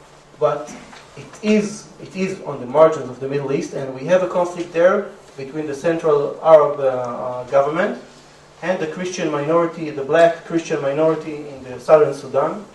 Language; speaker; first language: English; non-native, fluent; Hebrew